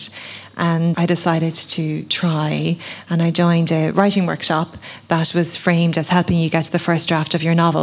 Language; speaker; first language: English; native; English